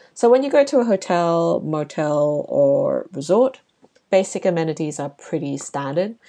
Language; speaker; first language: English; non-native, local second language; Chinese